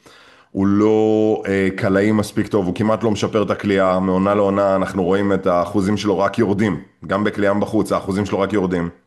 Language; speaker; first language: Hebrew; native; Hebrew